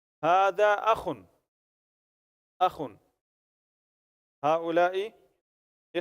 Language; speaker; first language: Arabic; non-native, fluent; Urdu